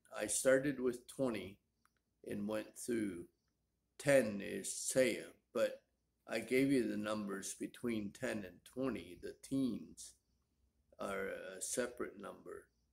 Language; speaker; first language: English; native; English